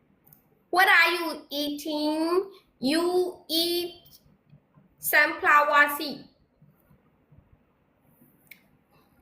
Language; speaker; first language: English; non-native, learner; Burmese